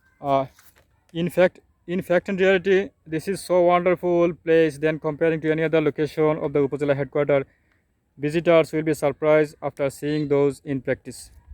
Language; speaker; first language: English; non-native, local second language; Bangla